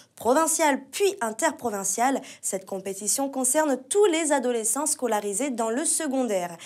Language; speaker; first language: French; native; French